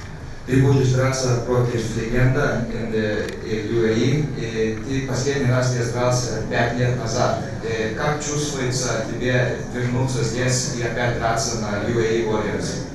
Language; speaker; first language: Russian; non-native, fluent; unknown